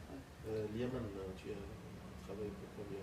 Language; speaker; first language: French; non-native, local second language; Arabic